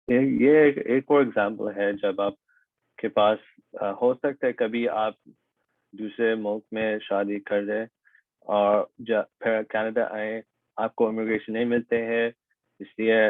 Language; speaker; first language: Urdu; early bilingual, heritage; Urdu